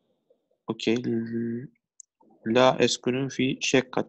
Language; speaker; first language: Arabic; non-native, learner; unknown